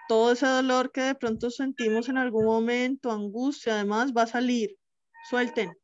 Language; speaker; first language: Spanish; native; Spanish